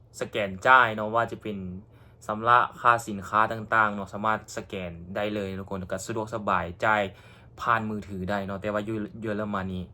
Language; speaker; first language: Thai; non-native, local second language; Northeastern Thai